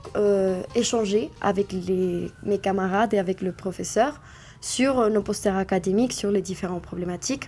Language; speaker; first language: French; non-native, fluent; Spanish